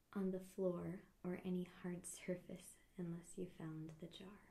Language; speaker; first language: English; native; English